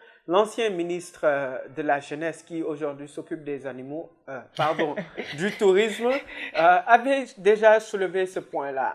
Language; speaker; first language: French; non-native, local second language; Wolof